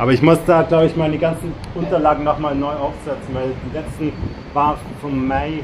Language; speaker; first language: German; native; German